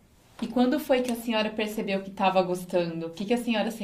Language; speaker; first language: Portuguese; native; Portuguese